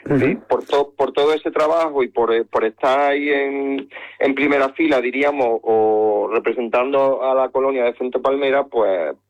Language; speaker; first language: Spanish; native; Spanish